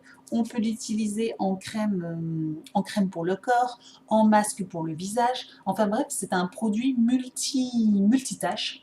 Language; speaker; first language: French; native; French